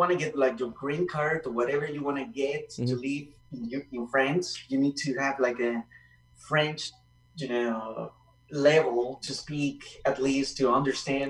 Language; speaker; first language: English; non-native, fluent; Spanish